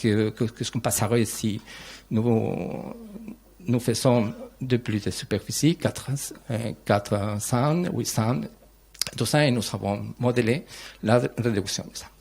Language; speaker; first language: French; non-native, learner; Spanish